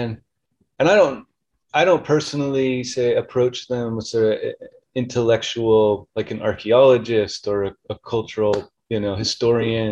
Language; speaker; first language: English; native; English